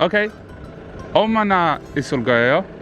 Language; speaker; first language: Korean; non-native, learner; English